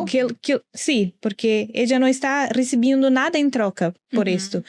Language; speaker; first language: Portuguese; non-native, learner; Spanish